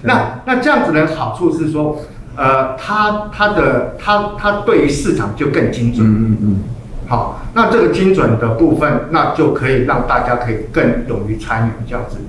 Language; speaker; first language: Chinese; native; Chinese